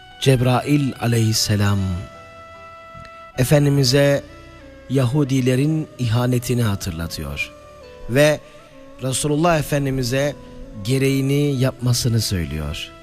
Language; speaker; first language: Turkish; native; Turkish